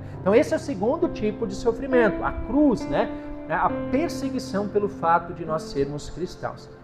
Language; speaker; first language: Portuguese; native; Portuguese